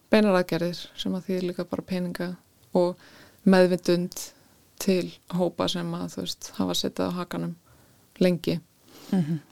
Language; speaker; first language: Icelandic; native; Icelandic